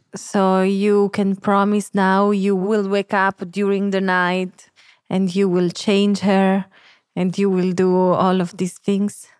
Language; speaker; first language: English; non-native, fluent; Italian